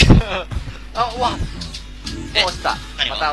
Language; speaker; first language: Japanese; non-native, learner; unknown